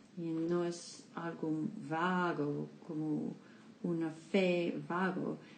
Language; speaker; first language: Spanish; non-native, learner; English